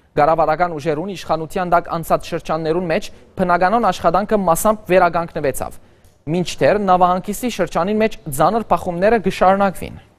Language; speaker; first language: Armenian; early bilingual, heritage; Armenian